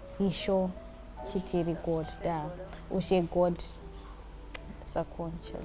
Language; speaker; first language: Russian; non-native, learner; Shona